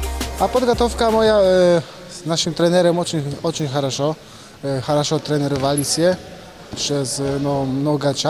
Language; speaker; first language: Russian; non-native, learner; Polish